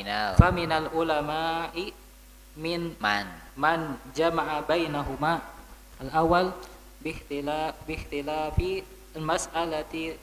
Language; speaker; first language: Arabic; non-native, learner; Indonesian